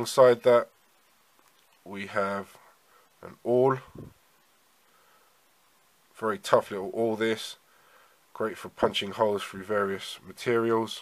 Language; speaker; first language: English; native; English